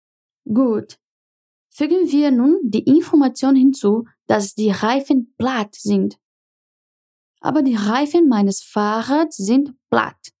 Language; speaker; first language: German; non-native, fluent; Portuguese